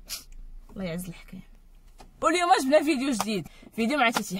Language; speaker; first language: Arabic; native; Arabic